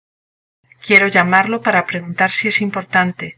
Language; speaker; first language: Spanish; non-native, learner; English